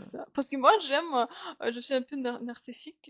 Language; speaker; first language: French; non-native, fluent; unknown